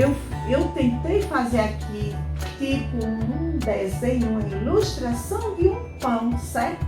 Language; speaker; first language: Portuguese; native; Portuguese